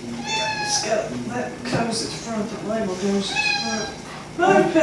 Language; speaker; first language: English; native; English